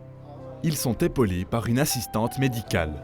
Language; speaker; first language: French; native; French